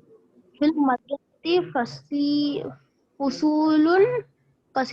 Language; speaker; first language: Arabic; non-native, learner; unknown